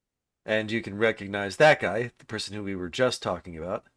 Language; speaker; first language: English; native; English